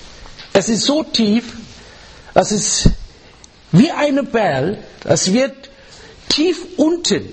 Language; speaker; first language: German; non-native, learner; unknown